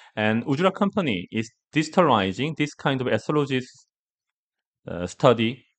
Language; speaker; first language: English; non-native, learner; Korean